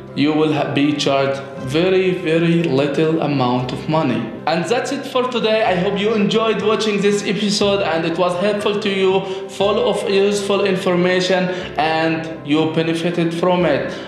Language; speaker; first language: English; non-native, fluent; Arabic